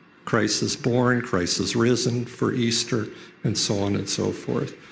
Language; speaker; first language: English; early bilingual, other home language; Ukrainian